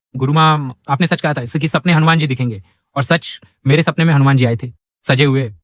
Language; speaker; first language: Hindi; non-native, local second language; Gujarati